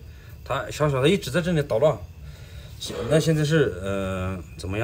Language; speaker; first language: Chinese; native; Chinese